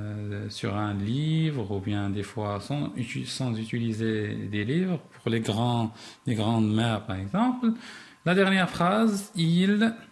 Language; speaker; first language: French; non-native, local second language; Arabic